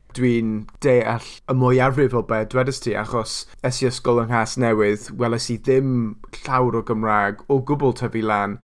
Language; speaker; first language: Welsh; non-native, local second language; English